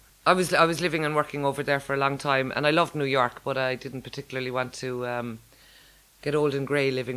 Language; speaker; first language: English; native; English